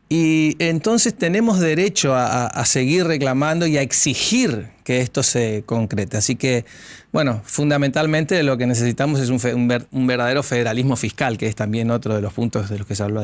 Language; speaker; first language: Spanish; native; Spanish